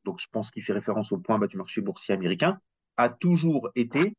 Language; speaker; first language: French; native; French